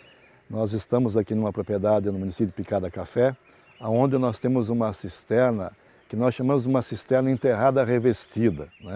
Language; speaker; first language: Portuguese; native; Portuguese